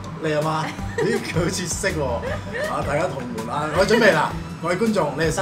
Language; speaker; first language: Cantonese; native; Cantonese